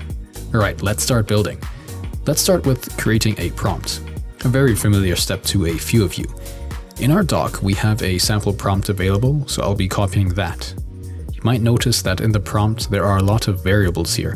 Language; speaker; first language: English; native; English